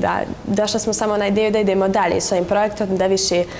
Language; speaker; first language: Bosnian; native; Bosnian